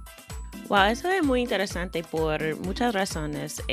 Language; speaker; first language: Spanish; non-native, fluent; English